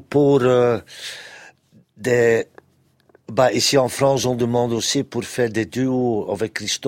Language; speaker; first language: French; non-native, local second language; Dutch